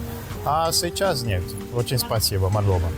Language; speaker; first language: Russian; non-native, learner; Portuguese